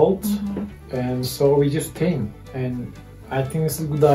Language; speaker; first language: English; non-native, learner; Turkish